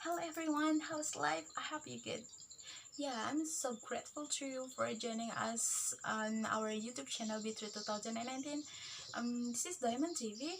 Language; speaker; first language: English; non-native, learner; Indonesian